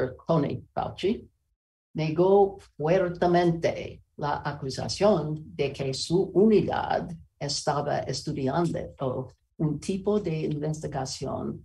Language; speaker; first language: Spanish; non-native, learner; English